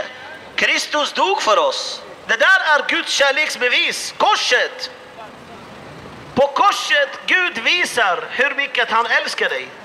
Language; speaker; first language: Swedish; non-native, fluent; Arabic